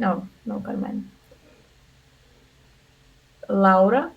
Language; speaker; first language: English; non-native, learner; Russian